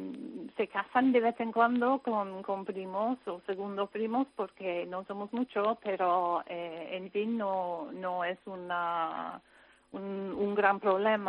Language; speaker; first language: Spanish; non-native, fluent; English